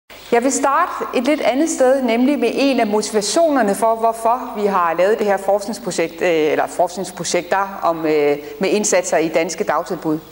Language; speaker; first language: Danish; native; Danish